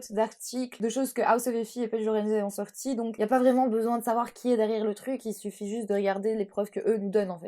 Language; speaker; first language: French; native; French